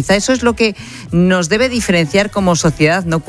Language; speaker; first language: Spanish; native; Spanish